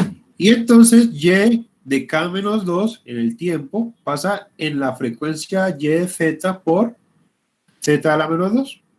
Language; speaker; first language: Spanish; native; Spanish